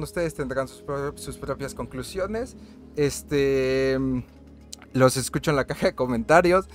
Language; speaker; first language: Spanish; native; Spanish